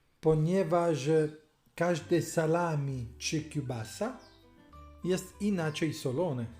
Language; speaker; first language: Polish; non-native, learner; Italian